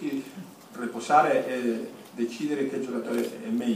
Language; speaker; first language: Italian; non-native, fluent; Spanish